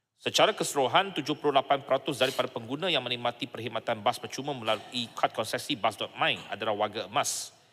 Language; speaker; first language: Malay; non-native, local second language; Chinese